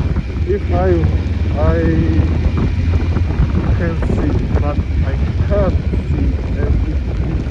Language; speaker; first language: English; non-native, learner; Russian